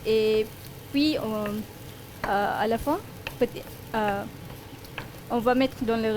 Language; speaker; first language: French; non-native, learner; Malay